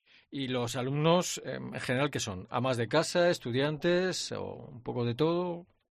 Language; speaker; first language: Spanish; native; Spanish